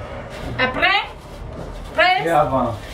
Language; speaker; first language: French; non-native, learner; Spanish